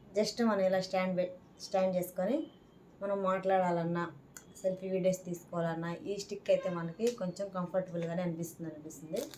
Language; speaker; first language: Telugu; native; Telugu